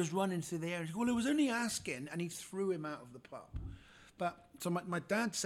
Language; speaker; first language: English; native; English